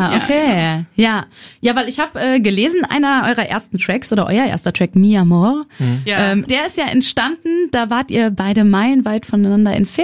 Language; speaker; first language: German; native; German